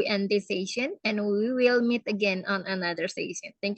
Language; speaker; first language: English; non-native, fluent; Indonesian